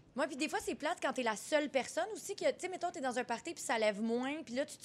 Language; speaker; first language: French; native; French